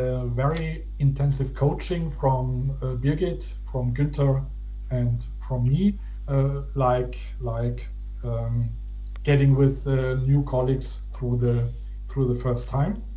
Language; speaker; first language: English; non-native, fluent; German